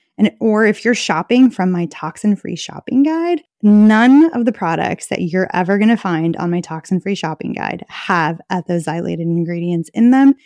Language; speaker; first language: English; native; English